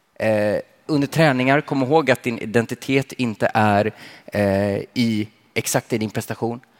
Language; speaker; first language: Swedish; early bilingual, other home language; Finnish